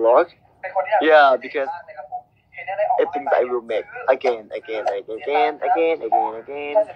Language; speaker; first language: English; non-native, learner; Thai